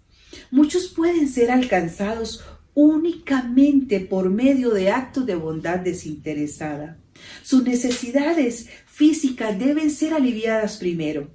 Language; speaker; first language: Spanish; native; Spanish